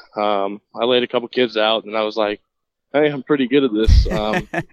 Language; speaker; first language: English; native; English